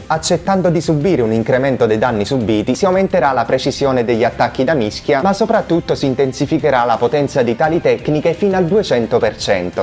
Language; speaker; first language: Italian; native; Italian